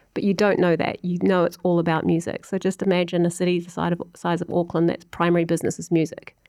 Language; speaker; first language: English; native; English